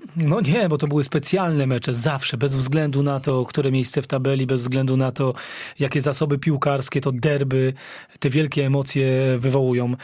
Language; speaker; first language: Polish; native; Polish